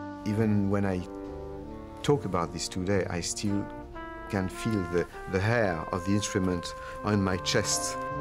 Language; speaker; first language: English; non-native, fluent; French